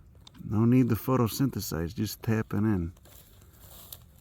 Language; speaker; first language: English; native; English